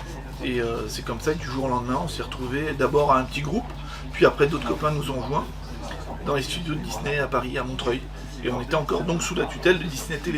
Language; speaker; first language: French; native; French